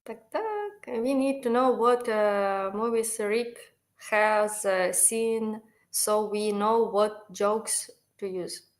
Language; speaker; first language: English; non-native, learner; Ukrainian